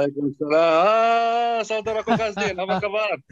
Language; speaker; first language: Indonesian; non-native, fluent; Arabic